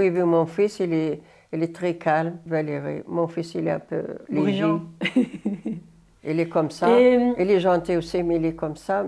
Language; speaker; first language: French; non-native, learner; Arabic